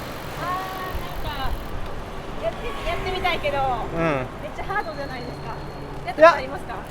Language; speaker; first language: Japanese; native; Japanese